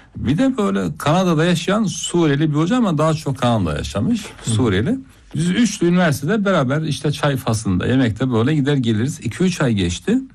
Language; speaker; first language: Turkish; native; Turkish